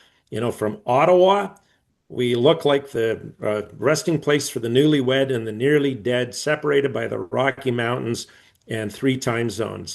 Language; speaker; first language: English; native; English